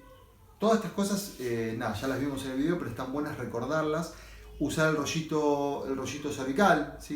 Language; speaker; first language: Spanish; native; Spanish